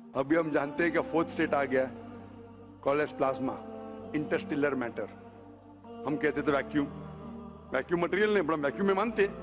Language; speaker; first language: Hindi; non-native, local second language; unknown